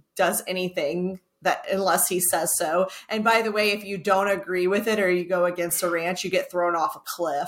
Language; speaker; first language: English; native; English